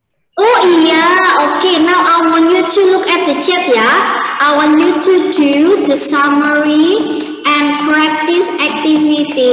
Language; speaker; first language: English; non-native, learner; Indonesian